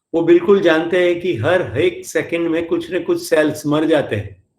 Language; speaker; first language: Hindi; non-native, local second language; Gujarati